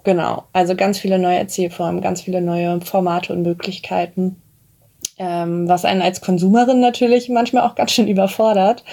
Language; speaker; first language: German; native; German